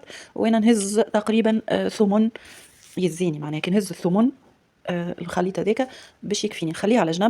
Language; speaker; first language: Arabic; native; Arabic